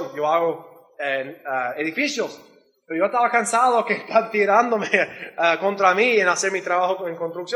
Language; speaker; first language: Spanish; non-native, learner; English